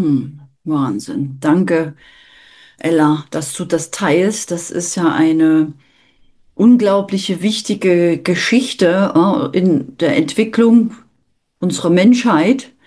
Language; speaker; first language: German; native; German